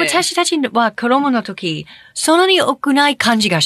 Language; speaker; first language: Japanese; non-native, fluent; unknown